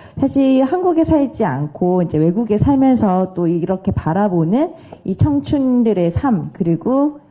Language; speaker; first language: Korean; native; Korean